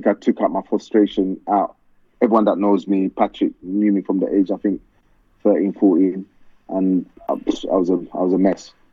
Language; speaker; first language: English; early bilingual, other home language; French